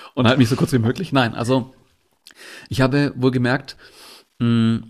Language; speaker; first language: German; native; German